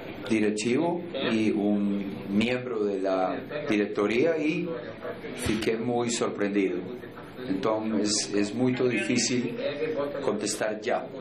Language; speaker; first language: Portuguese; non-native, fluent; Spanish